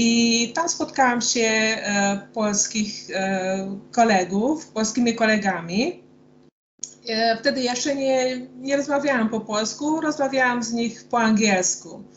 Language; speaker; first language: Polish; non-native, fluent; Hungarian